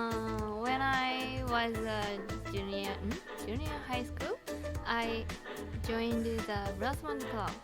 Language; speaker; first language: English; non-native, learner; Japanese